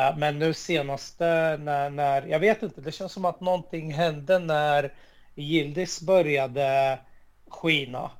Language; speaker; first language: Swedish; early bilingual, other home language; Arabic